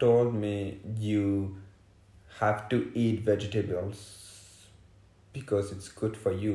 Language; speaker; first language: English; non-native, fluent; French